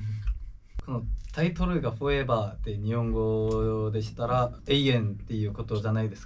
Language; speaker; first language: Japanese; non-native, fluent; Korean